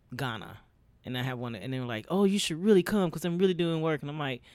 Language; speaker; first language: English; native; English